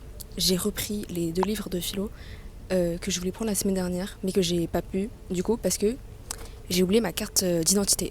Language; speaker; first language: French; native; French